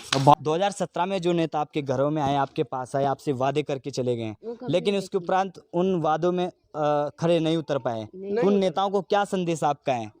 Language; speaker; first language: Hindi; native; Hindi